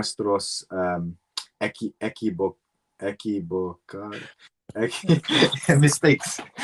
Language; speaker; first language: Spanish; non-native, learner; English